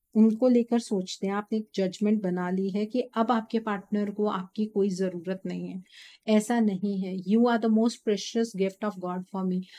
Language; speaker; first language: Hindi; native; Hindi